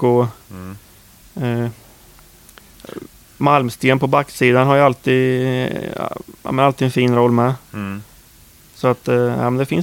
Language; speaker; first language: Swedish; native; Swedish